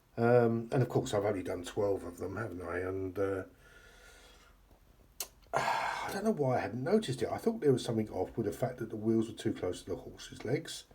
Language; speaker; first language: English; native; English